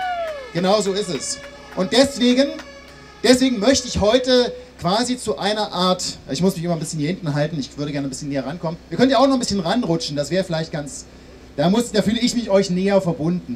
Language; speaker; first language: German; native; German